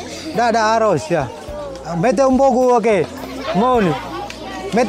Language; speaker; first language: Portuguese; non-native, learner; Vietnamese